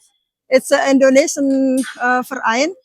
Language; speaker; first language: English; non-native, learner; Indonesian